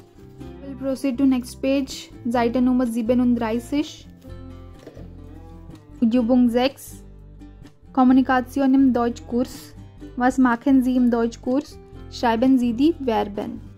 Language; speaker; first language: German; non-native, fluent; Hindi